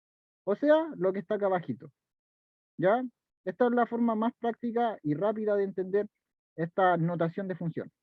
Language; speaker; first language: Spanish; native; Spanish